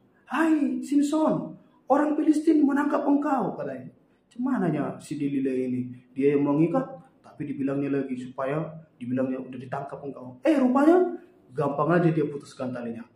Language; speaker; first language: Indonesian; native; Indonesian